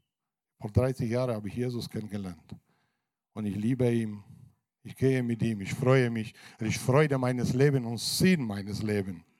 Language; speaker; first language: German; non-native, fluent; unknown